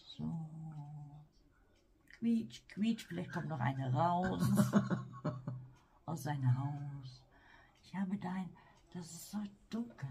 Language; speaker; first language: German; non-native, fluent; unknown